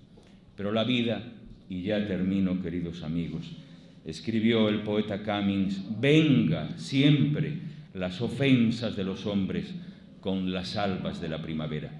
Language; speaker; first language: Spanish; native; Spanish